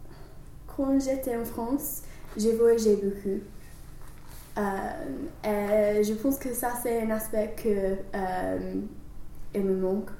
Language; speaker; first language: French; non-native, learner; English